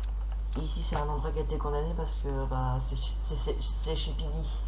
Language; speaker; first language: French; native; French